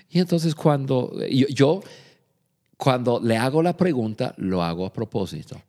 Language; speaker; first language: Spanish; non-native, fluent; English